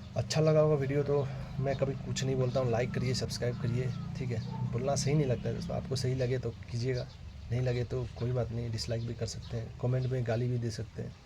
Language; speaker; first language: Hindi; non-native, local second language; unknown